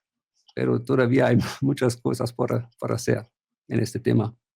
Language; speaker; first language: Spanish; non-native, fluent; German